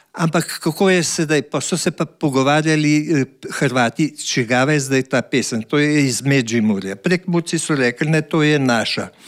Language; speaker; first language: Slovenian; native; Slovenian